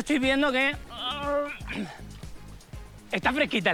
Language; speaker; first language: Spanish; native; Spanish